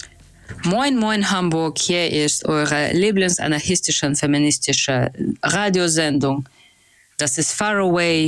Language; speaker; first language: German; non-native, fluent; Russian